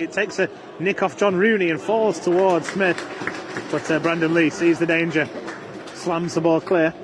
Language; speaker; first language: English; native; English